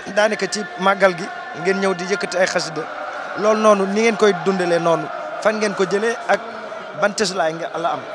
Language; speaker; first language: Wolof; native; Wolof